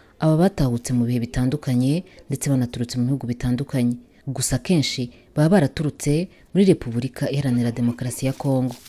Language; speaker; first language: Kinyarwanda; native; Kinyarwanda